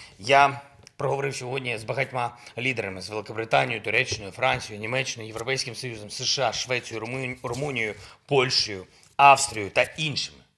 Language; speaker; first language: Ukrainian; non-native, local second language; Russian